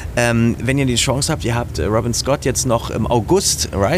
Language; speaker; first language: German; native; German